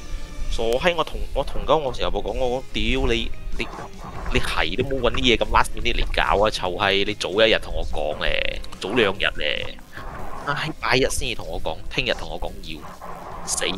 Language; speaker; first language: Chinese; native; Chinese